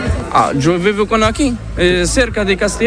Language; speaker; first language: Spanish; non-native, learner; Arabic